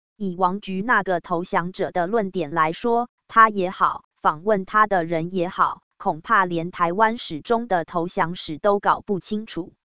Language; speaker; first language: Chinese; native; Chinese